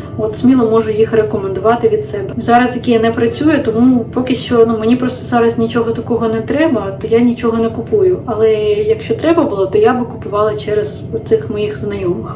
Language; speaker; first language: Ukrainian; non-native, local second language; Russian